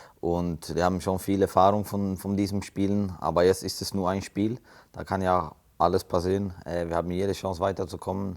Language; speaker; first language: German; non-native, fluent; Swedish